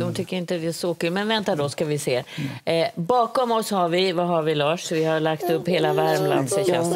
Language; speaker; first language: Swedish; native; Swedish